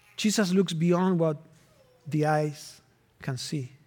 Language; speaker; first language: English; non-native, fluent; Spanish